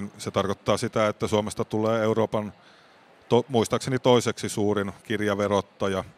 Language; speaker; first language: Finnish; native; Finnish